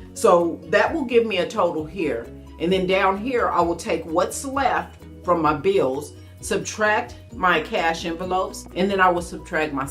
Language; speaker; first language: English; native; English